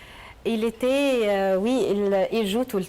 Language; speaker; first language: French; non-native, learner; Arabic